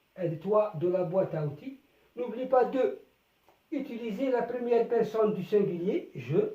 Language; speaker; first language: French; non-native, local second language; Arabic